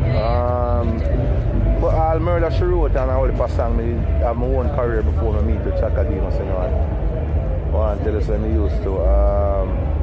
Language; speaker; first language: English; non-native, local second language; Jamaican Creole English